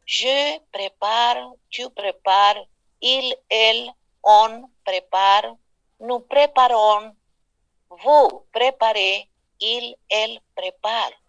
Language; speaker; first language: French; non-native, fluent; Spanish